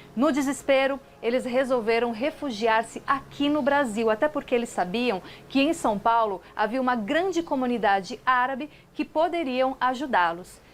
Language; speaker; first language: Portuguese; native; Portuguese